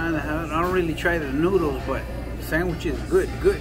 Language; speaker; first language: English; non-native, learner; Spanish